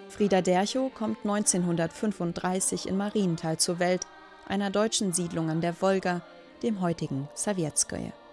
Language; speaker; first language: German; native; German